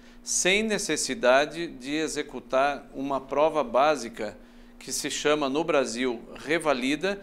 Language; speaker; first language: Portuguese; native; Portuguese